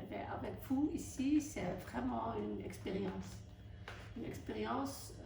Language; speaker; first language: French; non-native, fluent; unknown